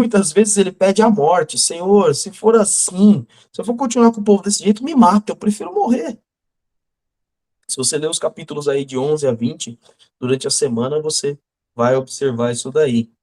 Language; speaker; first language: Portuguese; native; Portuguese